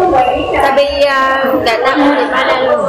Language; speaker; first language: Indonesian; non-native, learner; Vietnamese